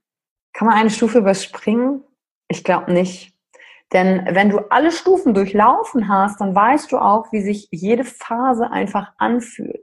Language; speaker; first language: German; native; German